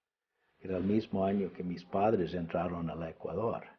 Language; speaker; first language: Spanish; early bilingual, other home language; English